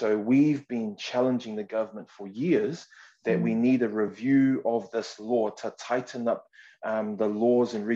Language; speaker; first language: English; native; English